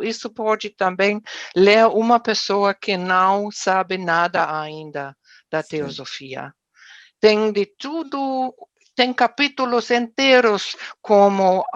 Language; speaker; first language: Portuguese; non-native, fluent; German